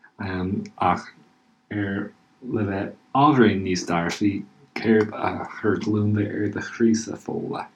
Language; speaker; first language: Irish; native; Irish